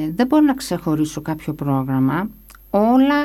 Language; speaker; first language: Greek; early bilingual, other home language; English